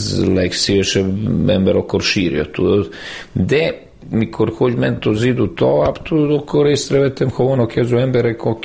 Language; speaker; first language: Hungarian; non-native, fluent; Serbian